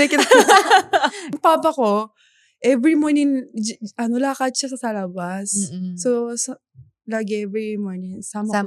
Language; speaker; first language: Filipino; non-native, learner; Japanese